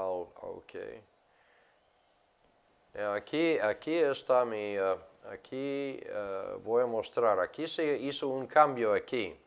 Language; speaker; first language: Spanish; non-native, fluent; English